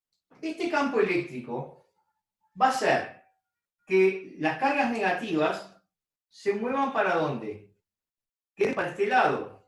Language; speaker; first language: Spanish; native; Spanish